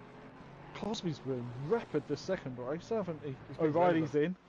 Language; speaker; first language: English; native; English